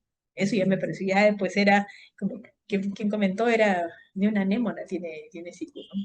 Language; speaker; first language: Spanish; native; Spanish